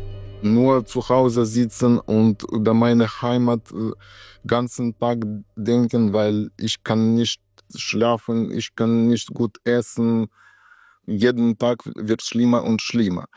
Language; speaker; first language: German; non-native, learner; Russian